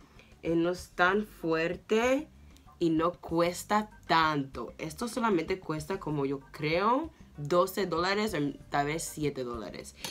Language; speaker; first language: Spanish; early bilingual, heritage; English